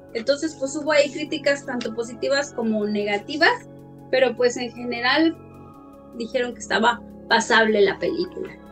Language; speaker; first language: Spanish; native; Spanish